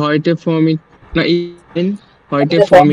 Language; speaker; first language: German; non-native, learner; Bangla